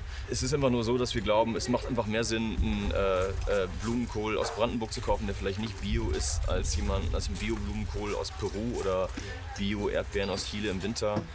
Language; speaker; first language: German; native; German